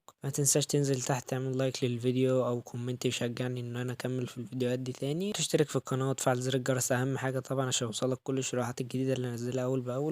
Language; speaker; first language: Arabic; native; Arabic